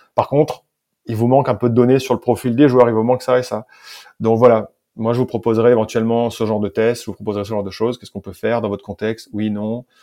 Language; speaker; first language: French; native; French